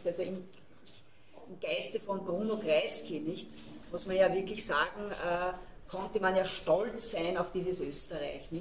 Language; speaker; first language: German; native; German